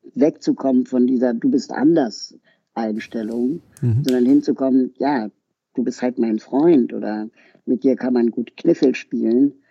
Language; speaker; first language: German; native; German